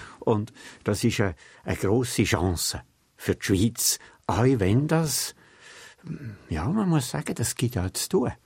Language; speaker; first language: German; native; German